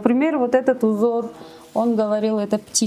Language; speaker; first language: Russian; non-native, local second language; Kyrgyz